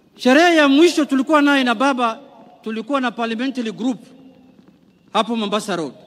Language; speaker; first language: Swahili; non-native, local second language; Somali